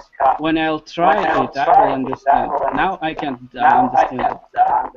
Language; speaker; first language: English; non-native, learner; Russian